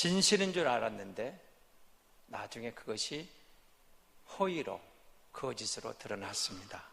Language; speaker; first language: Korean; native; Korean